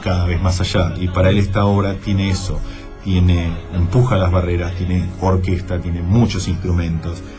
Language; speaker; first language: Spanish; native; Spanish